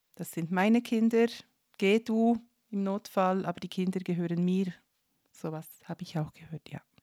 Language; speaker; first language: German; native; German